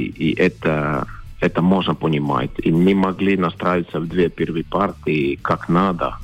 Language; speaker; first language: Russian; non-native, fluent; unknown